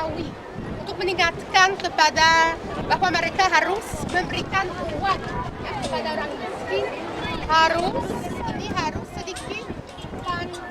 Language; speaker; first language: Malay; non-native, fluent; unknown